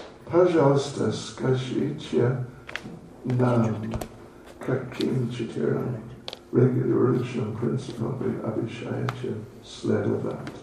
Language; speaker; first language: Russian; non-native, learner; English